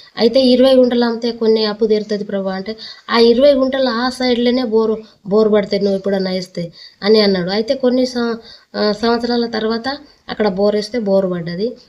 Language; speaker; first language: Telugu; non-native, local second language; Lambadi